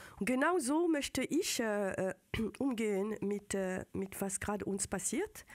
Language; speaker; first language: German; non-native, fluent; French